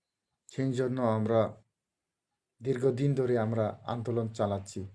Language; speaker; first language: Bangla; non-native, local second language; Kok Borok